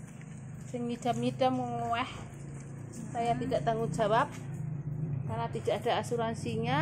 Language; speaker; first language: Indonesian; non-native, local second language; Javanese